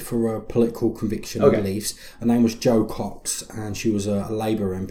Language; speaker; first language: English; native; English